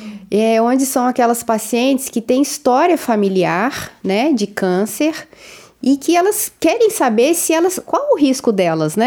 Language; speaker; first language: Portuguese; native; Portuguese